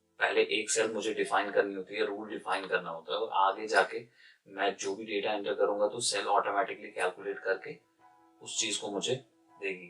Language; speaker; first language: Urdu; non-native, local second language; Kashmiri